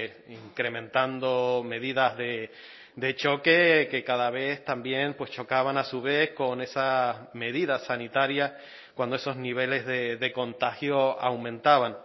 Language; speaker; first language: Spanish; native; Spanish